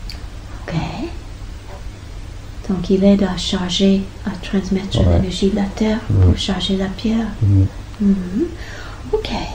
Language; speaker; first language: French; non-native, fluent; English